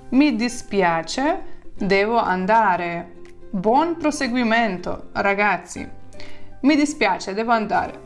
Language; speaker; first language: Italian; non-native, fluent; Ukrainian